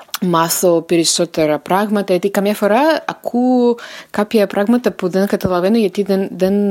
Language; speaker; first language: Greek; non-native, learner; Russian